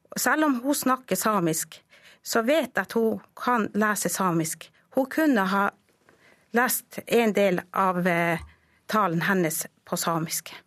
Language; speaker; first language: Norwegian; non-native, local second language; Northern Sami